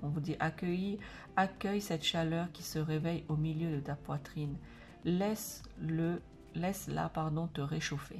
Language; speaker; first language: French; native; French